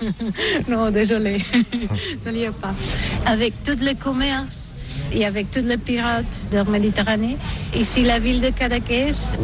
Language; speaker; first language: French; non-native, learner; Catalan